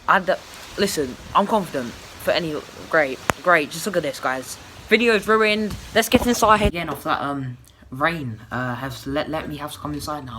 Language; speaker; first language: English; native; English